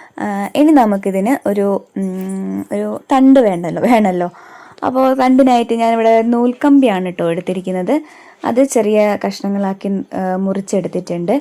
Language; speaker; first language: Malayalam; native; Malayalam